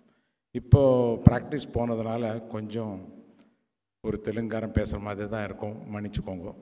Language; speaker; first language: Tamil; non-native, local second language; Telugu